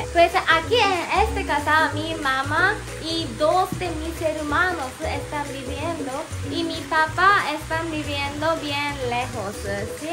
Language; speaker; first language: Spanish; non-native, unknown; Japanese